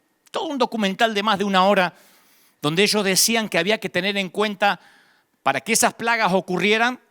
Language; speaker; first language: Spanish; native; Spanish